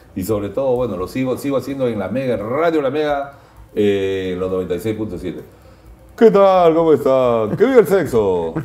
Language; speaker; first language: Spanish; native; Spanish